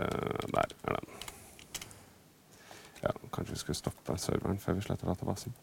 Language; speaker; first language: Norwegian; native; Norwegian